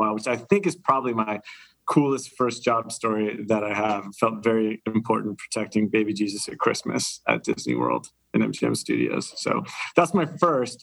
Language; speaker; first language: English; native; English